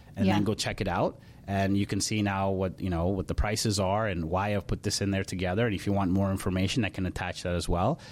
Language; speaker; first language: English; early bilingual, other home language; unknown